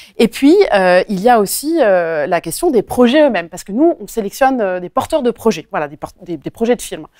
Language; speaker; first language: French; native; French